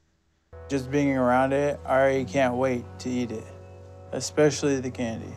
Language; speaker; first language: English; native; English